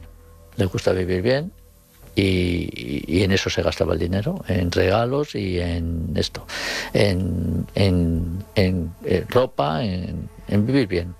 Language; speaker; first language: Spanish; native; Spanish